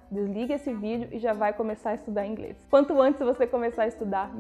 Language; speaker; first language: Portuguese; native; Portuguese